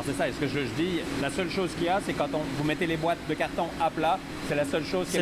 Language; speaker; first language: French; native; French